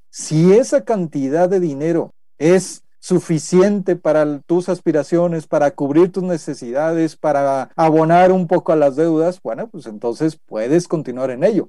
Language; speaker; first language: Spanish; native; Spanish